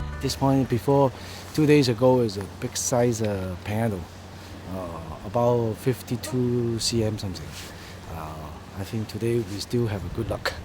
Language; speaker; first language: English; non-native, local second language; Cantonese